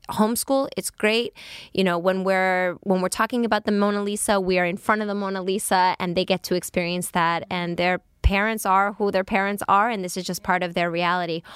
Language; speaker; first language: English; native; English